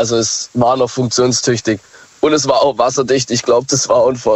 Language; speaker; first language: German; native; German